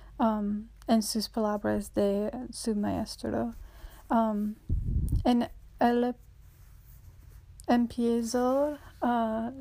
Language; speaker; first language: Spanish; non-native, learner; English